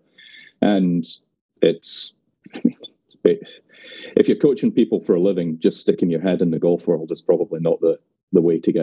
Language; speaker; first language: English; native; English